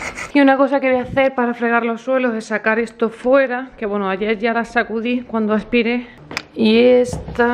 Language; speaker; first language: Spanish; native; Spanish